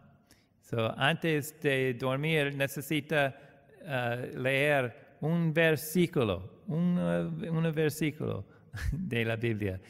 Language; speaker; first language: Spanish; non-native, learner; English